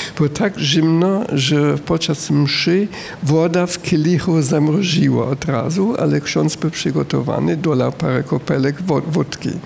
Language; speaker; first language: Polish; non-native, fluent; German